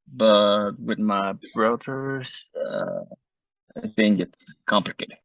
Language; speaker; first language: English; non-native, learner; Spanish